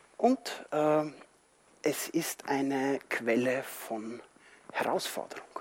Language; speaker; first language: German; non-native, fluent; Spanish